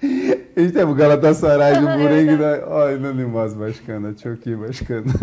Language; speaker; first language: Turkish; non-native, learner; Portuguese